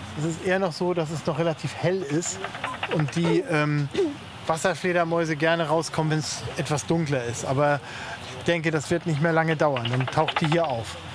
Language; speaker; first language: German; native; German